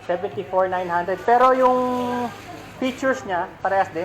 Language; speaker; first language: Filipino; native; Filipino